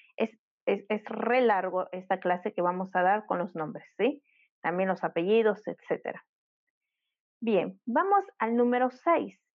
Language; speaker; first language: Spanish; native; Spanish